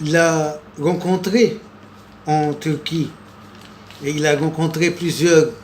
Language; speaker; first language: French; non-native, local second language; Arabic